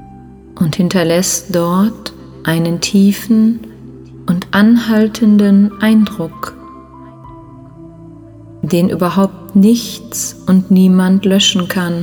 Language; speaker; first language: German; native; German